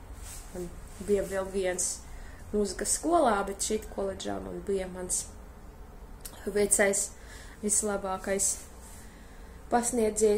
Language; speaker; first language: Latvian; non-native, fluent; Russian